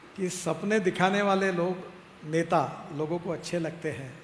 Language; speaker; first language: Hindi; non-native, local second language; Marathi